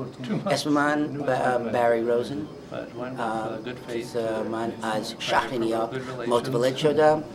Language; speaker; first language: Persian; non-native, learner; English